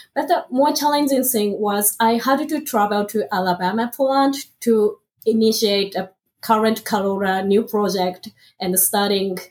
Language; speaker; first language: English; non-native, fluent; Japanese